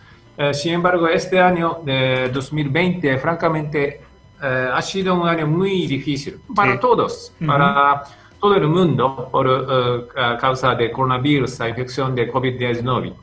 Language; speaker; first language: Spanish; non-native, fluent; Japanese